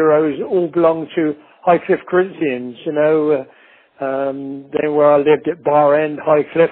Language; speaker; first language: English; native; English